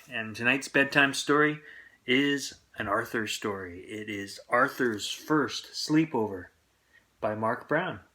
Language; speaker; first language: English; native; English